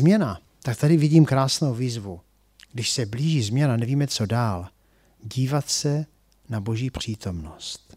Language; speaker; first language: Czech; native; Czech